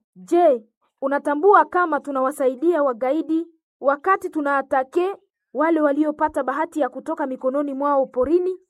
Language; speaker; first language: Swahili; non-native, local second language; Nande